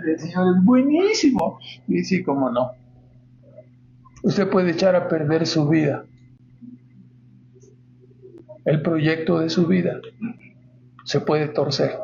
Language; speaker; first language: Spanish; native; Spanish